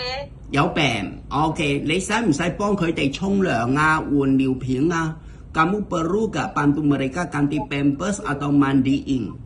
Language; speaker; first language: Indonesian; non-native, fluent; Cantonese